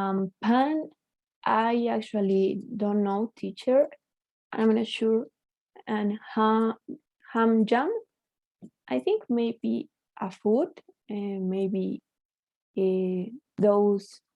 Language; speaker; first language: English; non-native, learner; Spanish